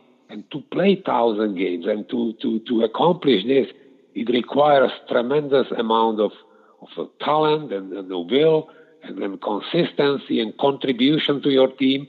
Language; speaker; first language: English; non-native, fluent; Slovak